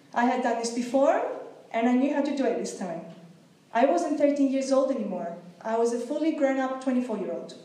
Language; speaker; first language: English; non-native, fluent; Greek